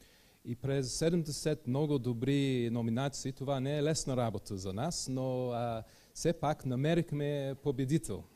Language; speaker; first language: Bulgarian; non-native, learner; English